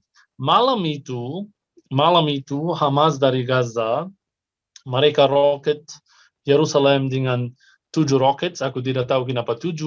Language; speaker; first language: Indonesian; non-native, fluent; Arabic